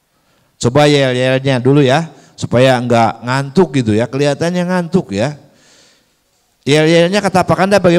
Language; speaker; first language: Indonesian; native; Indonesian